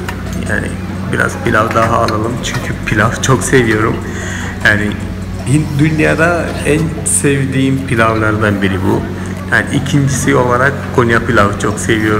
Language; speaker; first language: Turkish; non-native, fluent; Malayalam